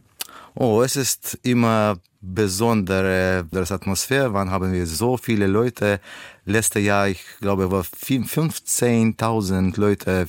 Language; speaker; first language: German; non-native, learner; Russian